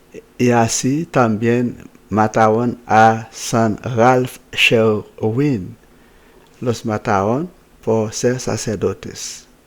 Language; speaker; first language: Spanish; non-native, fluent; Haitian Creole